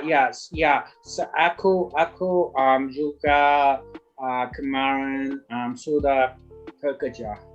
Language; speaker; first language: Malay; non-native, learner; English